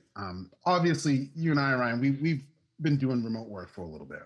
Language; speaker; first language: English; native; English